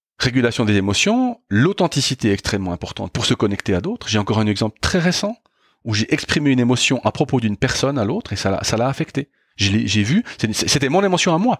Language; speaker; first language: French; native; French